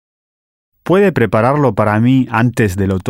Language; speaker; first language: Spanish; non-native, learner; English